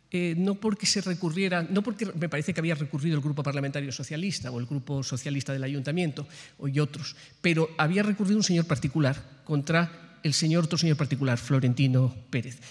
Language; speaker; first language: Spanish; native; Spanish